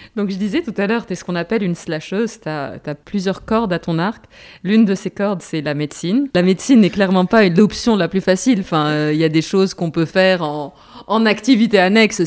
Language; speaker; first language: French; native; French